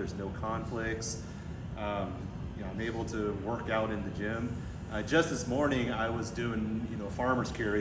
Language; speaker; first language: English; native; English